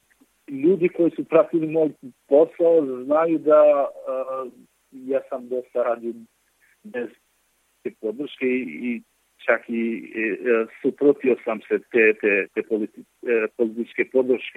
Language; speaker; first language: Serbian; non-native, local second language; Albanian